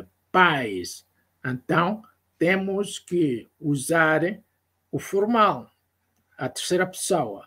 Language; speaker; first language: Portuguese; non-native, local second language; Kongo